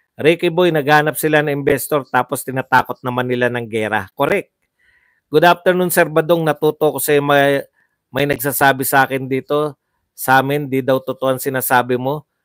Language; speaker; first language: Filipino; native; Filipino